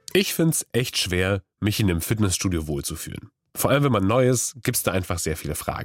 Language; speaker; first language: German; native; German